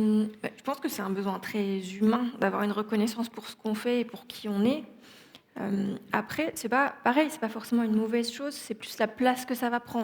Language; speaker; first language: French; native; French